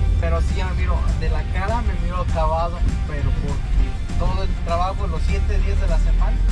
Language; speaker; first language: Spanish; native; Spanish